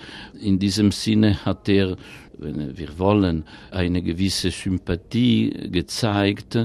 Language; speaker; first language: German; non-native, fluent; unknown